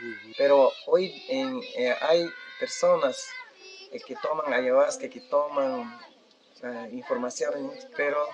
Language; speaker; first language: Spanish; non-native, local second language; Shipibo-Conibo